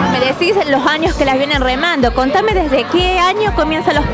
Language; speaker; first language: Spanish; native; Spanish